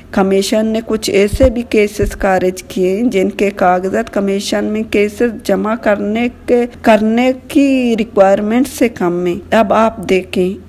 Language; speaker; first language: Urdu; non-native, local second language; Baluchi